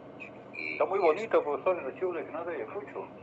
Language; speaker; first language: Spanish; native; Spanish